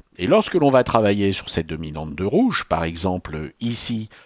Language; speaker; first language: French; native; French